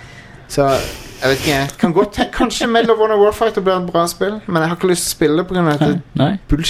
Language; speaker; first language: Norwegian; native; Norwegian